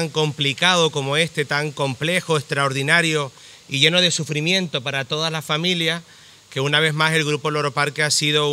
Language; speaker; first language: Spanish; native; Spanish